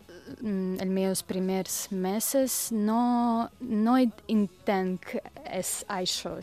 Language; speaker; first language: Catalan; non-native, learner; Russian